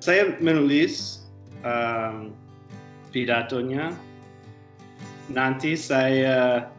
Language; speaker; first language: Indonesian; non-native, learner; English